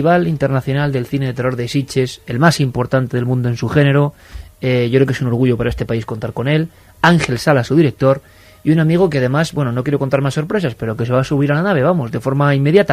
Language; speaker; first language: Spanish; native; Spanish